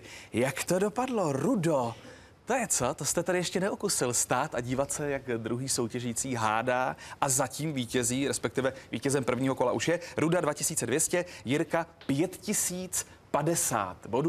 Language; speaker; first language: Czech; native; Czech